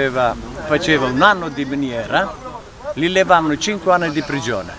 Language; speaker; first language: Italian; early bilingual, heritage; Italian